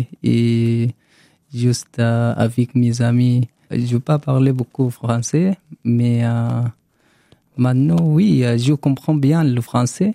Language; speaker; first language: French; non-native, learner; Arabic